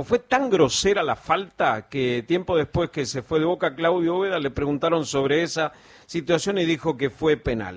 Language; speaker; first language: Spanish; native; Spanish